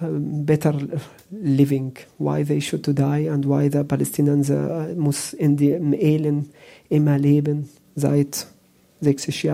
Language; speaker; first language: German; non-native, learner; Arabic